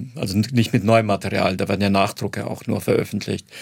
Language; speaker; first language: German; non-native, fluent; Croatian